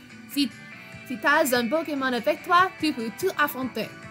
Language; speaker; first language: French; non-native, fluent; English